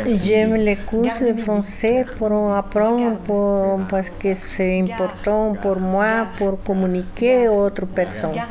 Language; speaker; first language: French; non-native, learner; Spanish